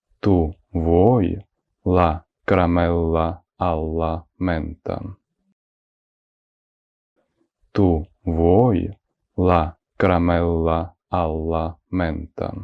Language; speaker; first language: Italian; non-native, fluent; Ukrainian